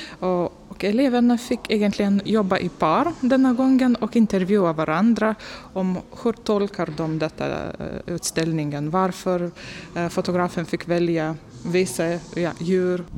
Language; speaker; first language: Swedish; non-native, fluent; Lithuanian